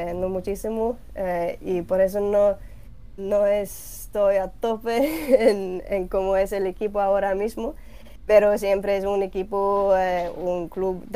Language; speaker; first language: Spanish; non-native, learner; Swedish